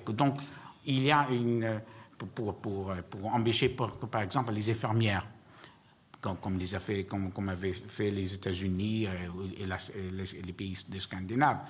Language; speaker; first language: French; non-native, learner; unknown